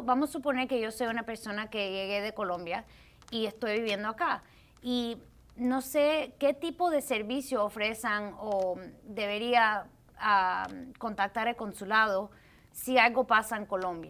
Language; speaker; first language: Spanish; early bilingual, heritage; Spanish